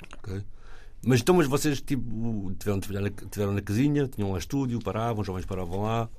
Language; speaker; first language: Portuguese; native; Portuguese